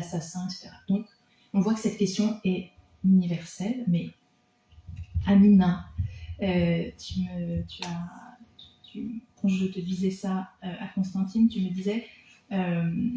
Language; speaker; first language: French; native; French